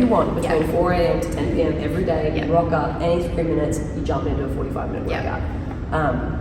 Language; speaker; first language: English; native; English